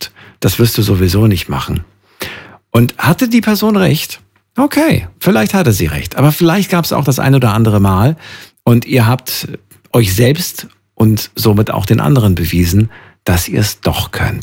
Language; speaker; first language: German; native; German